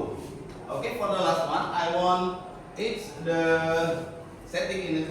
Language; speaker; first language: English; non-native, learner; Indonesian